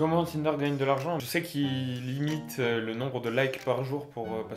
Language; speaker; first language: French; native; French